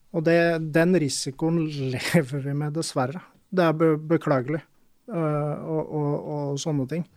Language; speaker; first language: Norwegian; native; Norwegian